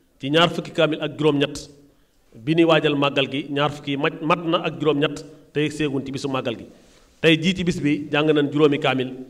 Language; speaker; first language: Wolof; native; Wolof